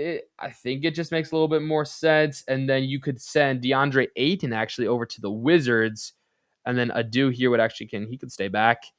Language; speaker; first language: English; native; English